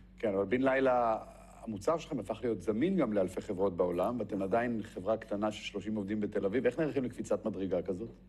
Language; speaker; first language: Hebrew; native; Hebrew